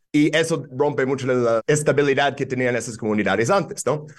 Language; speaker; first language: Spanish; non-native, fluent; English